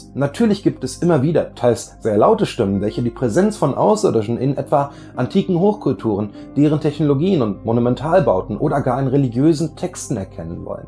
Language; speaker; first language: German; native; German